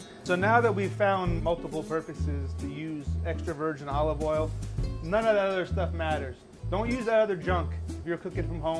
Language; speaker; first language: English; native; English